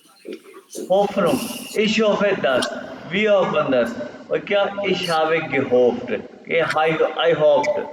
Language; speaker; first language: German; non-native, fluent; Urdu